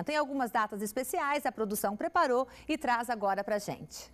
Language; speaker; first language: Portuguese; native; Portuguese